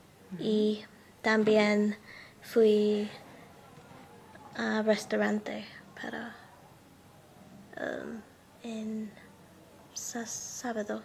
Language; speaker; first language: Spanish; non-native, learner; English